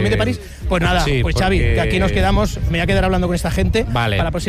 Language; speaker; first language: Spanish; native; Spanish